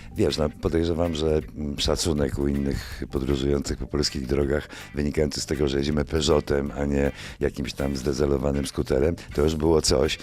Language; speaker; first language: Polish; native; Polish